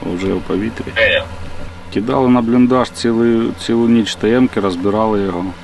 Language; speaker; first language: Ukrainian; native; Ukrainian